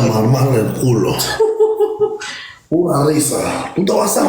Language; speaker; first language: Spanish; native; Spanish